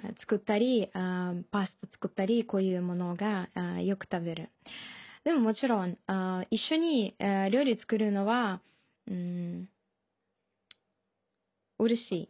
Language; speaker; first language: Japanese; non-native, learner; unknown